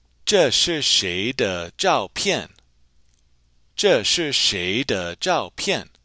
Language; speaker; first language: Chinese; non-native, fluent; English